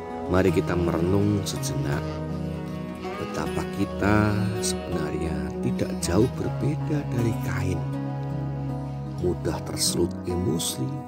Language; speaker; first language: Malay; non-native, local second language; Javanese